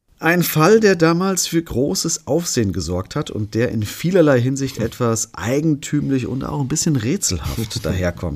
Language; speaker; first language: German; native; German